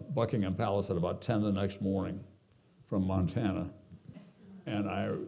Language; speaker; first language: English; native; English